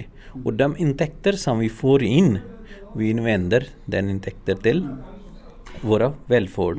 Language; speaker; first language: Swedish; non-native, learner; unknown